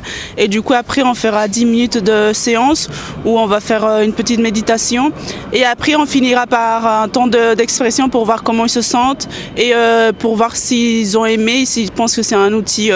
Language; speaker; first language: French; non-native, fluent; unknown